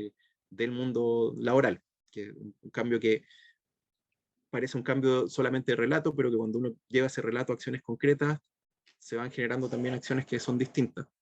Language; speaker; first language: Spanish; native; Spanish